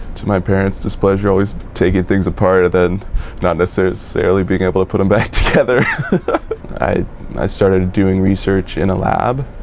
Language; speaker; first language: English; native; English